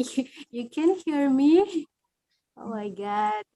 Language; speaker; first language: English; non-native, learner; Indonesian